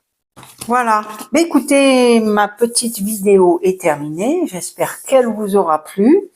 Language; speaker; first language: French; native; French